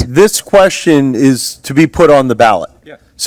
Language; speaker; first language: English; native; English